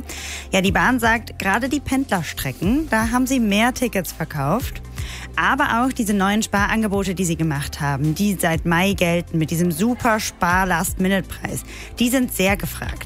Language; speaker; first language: German; native; German